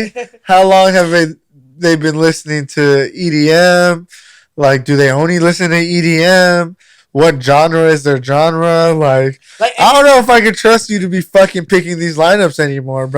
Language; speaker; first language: English; native; English